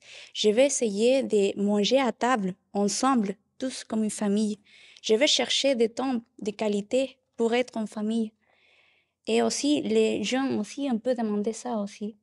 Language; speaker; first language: French; non-native, learner; Spanish